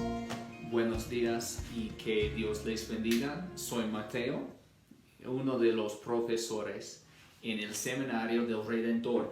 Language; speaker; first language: Spanish; non-native, fluent; English